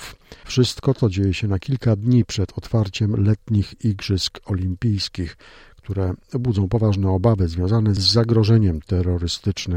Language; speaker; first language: Polish; native; Polish